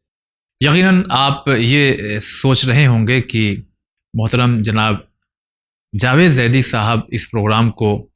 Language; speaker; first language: Urdu; native; Urdu